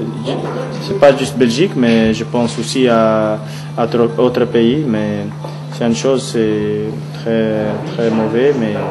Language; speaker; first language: French; non-native, learner; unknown